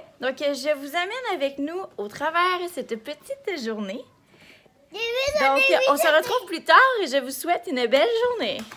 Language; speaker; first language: French; native; French